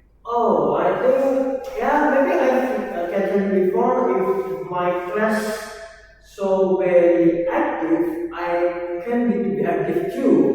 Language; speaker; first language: English; non-native, learner; Indonesian